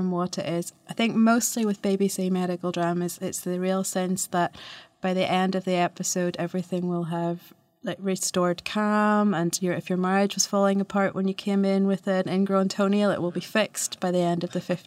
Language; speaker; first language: English; native; English